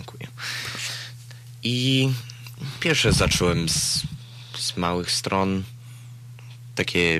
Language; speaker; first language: Polish; early bilingual, heritage; Polish